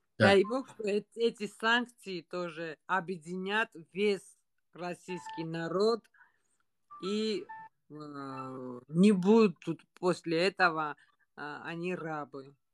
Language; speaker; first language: Russian; non-native, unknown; Georgian